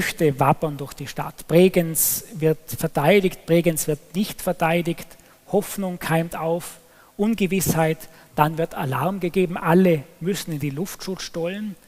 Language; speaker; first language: German; native; German